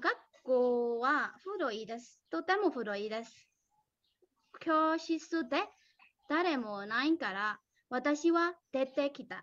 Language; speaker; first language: Japanese; non-native, learner; Burmese